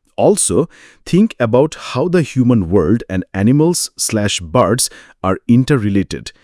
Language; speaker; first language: English; non-native, local second language; Bangla